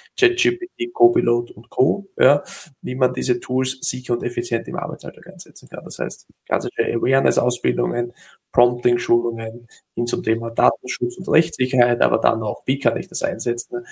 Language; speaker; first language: German; native; German